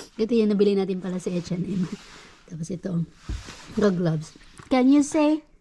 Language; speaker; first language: Filipino; non-native, local second language; Cebuano